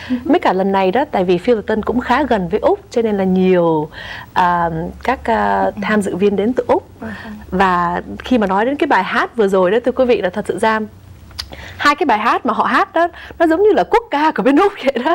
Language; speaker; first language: Vietnamese; native; Vietnamese